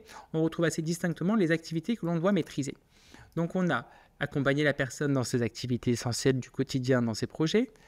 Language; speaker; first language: French; native; French